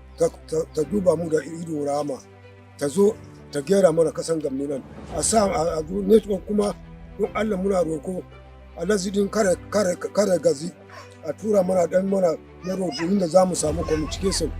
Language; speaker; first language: Hausa; non-native, local second language; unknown